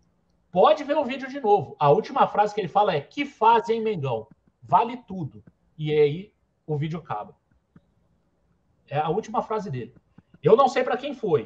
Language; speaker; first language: Portuguese; native; Portuguese